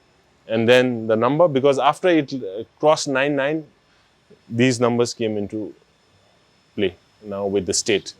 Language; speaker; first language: English; non-native, local second language; Nepali